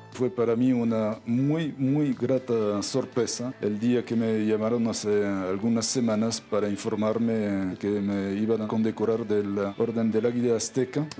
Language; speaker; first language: Spanish; non-native, fluent; French